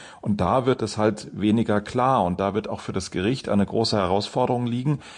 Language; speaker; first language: German; native; German